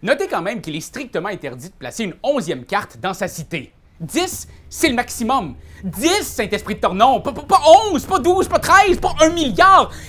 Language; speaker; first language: French; native; French